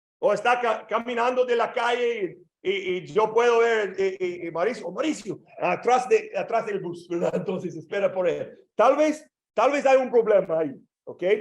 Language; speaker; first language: Spanish; non-native, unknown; English